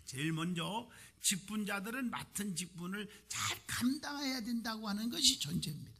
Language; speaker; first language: Korean; native; Korean